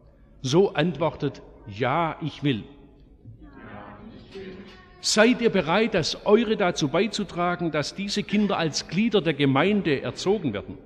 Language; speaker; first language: German; native; German